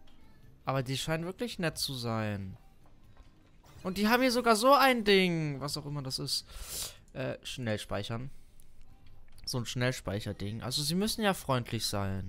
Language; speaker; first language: German; native; German